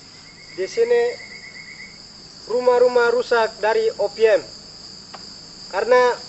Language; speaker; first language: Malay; non-native, local second language; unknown